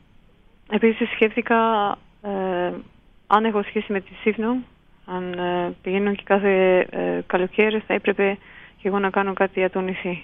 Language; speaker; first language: Greek; early bilingual, heritage; Romanian